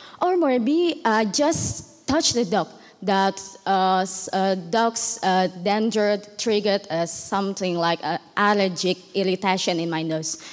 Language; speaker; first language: English; non-native, learner; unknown